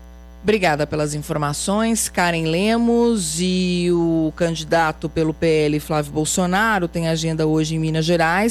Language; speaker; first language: Portuguese; native; Portuguese